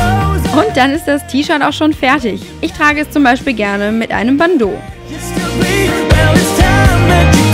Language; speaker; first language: German; native; German